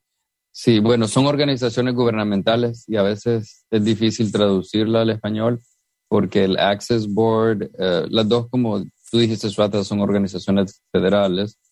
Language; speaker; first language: Spanish; native; Spanish